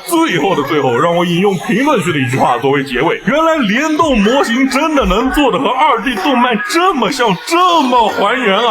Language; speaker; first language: Chinese; native; Chinese